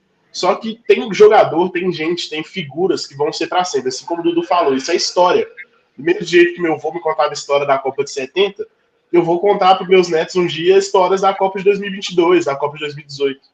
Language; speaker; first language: Portuguese; native; Portuguese